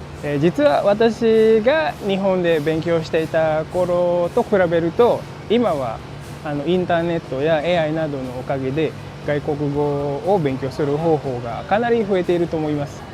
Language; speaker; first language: Japanese; non-native, fluent; Indonesian